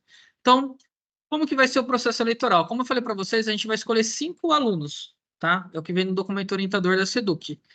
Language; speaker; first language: Portuguese; native; Portuguese